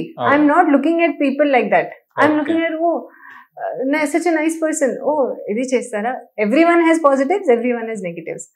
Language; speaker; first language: Telugu; non-native, learner; Hindi